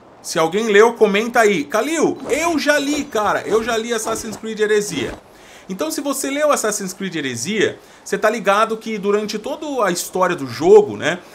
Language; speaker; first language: Portuguese; native; Portuguese